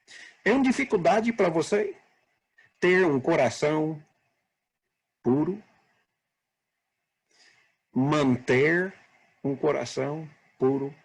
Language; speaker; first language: Portuguese; non-native, fluent; English